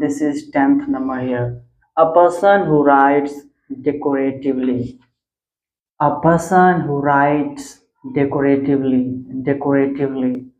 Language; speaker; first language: English; non-native, local second language; Hindi